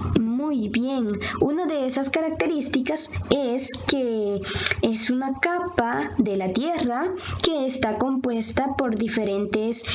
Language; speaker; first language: Spanish; native; Spanish